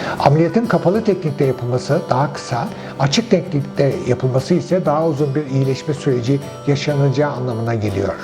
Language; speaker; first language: Turkish; native; Turkish